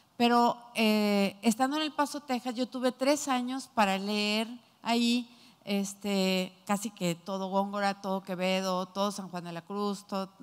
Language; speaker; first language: Spanish; native; Spanish